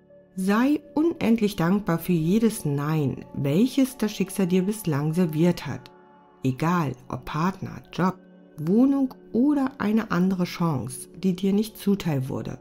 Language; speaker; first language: German; native; German